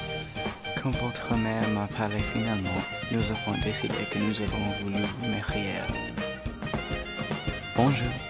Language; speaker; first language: French; non-native, learner; English